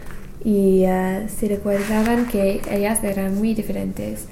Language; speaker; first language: Spanish; non-native, learner; English